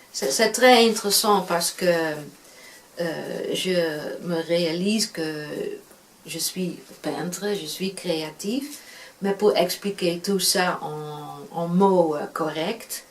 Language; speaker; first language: French; non-native, fluent; Dutch